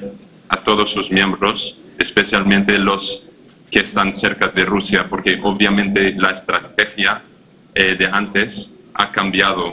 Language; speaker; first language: Spanish; non-native, fluent; English